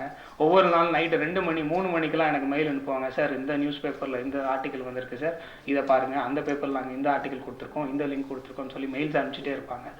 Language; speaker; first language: Tamil; native; Tamil